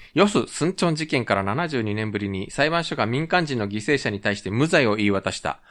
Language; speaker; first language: Japanese; native; Japanese